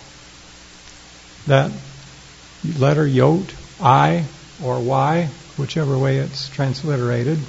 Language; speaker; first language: English; native; English